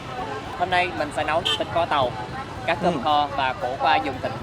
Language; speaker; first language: Vietnamese; native; Vietnamese